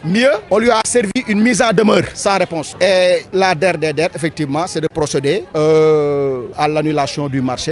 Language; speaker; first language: French; non-native, local second language; Wolof